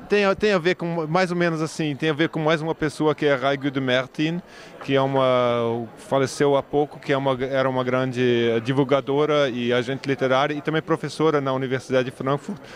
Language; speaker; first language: Portuguese; early bilingual, heritage; German